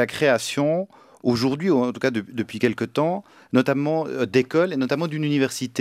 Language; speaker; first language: French; native; French